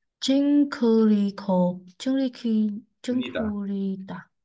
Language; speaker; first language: Korean; non-native, learner; Vietnamese